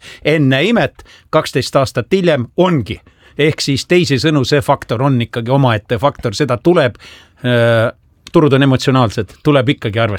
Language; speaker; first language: Estonian; native; Estonian